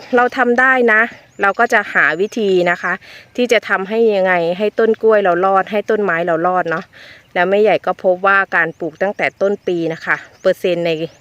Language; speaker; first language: Thai; non-native, local second language; Northeastern Thai